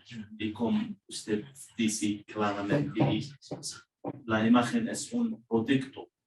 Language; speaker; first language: Spanish; non-native, fluent; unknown